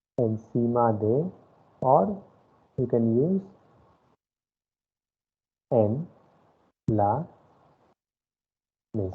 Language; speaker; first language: Spanish; non-native, fluent; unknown